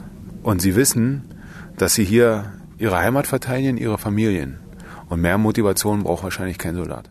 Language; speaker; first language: German; native; German